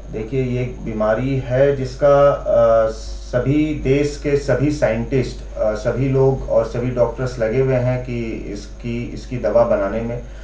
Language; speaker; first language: Hindi; native; Hindi